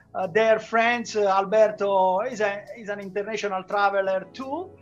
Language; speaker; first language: English; non-native, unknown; Italian